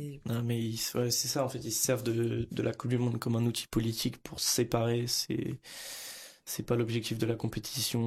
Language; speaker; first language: French; native; French